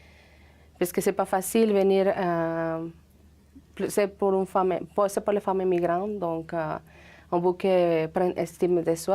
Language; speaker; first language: French; non-native, fluent; Spanish